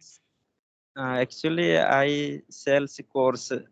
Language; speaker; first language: English; non-native, learner; Hindi